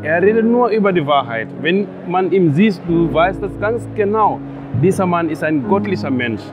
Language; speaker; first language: German; non-native, learner; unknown